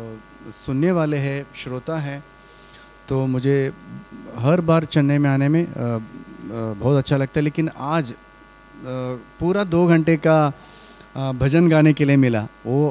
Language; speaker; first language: Hindi; non-native, local second language; Kannada